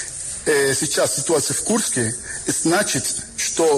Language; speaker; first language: Russian; non-native, fluent; Spanish